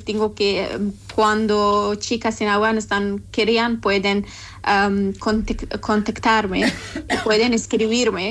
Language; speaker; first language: Spanish; non-native, learner; Persian